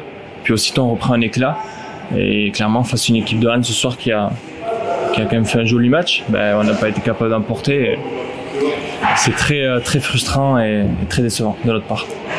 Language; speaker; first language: French; native; French